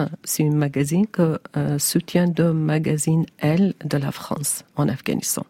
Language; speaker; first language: French; non-native, learner; Persian